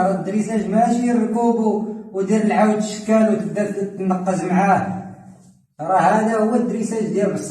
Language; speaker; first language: Arabic; native; Arabic